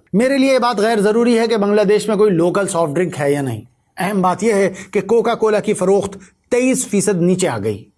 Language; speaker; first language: Urdu; native; Urdu